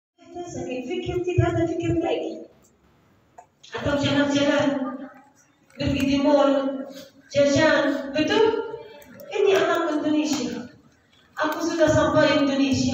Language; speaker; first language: Indonesian; non-native, learner; Arabic